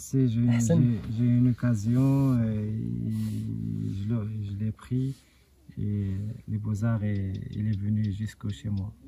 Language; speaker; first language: French; non-native, local second language; Arabic